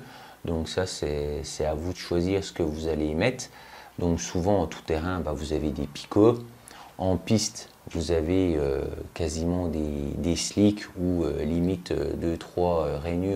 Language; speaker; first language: French; native; French